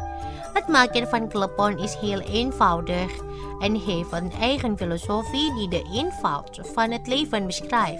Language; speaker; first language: Dutch; non-native, fluent; Indonesian